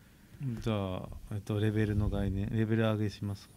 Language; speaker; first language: Japanese; native; Japanese